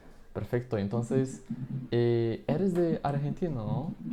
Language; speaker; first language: Spanish; non-native, fluent; Portuguese